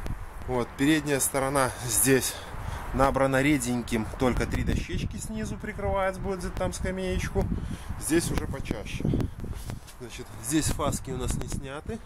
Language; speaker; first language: Russian; native; Russian